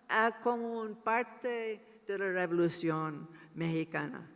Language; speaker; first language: Spanish; non-native, learner; English